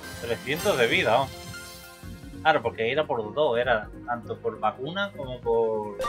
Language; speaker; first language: Spanish; native; Spanish